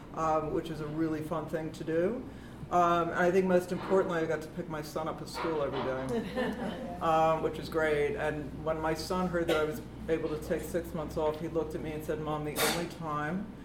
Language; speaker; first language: English; native; English